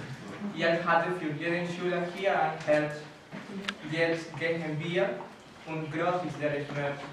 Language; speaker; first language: German; non-native, learner; Spanish